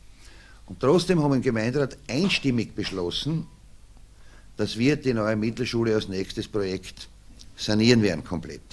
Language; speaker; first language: German; native; German